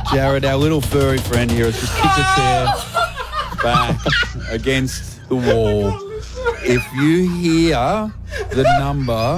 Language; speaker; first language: English; native; English